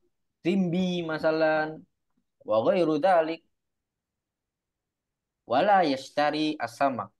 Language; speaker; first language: Arabic; non-native, fluent; Indonesian